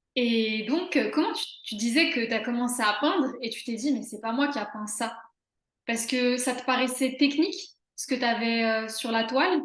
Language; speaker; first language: French; native; French